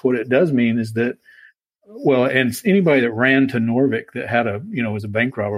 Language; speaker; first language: English; native; English